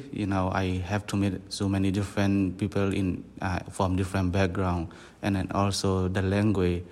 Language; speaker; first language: English; non-native, fluent; Burmese